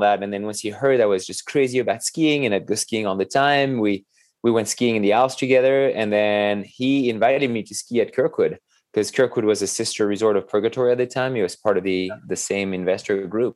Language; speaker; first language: English; non-native, fluent; French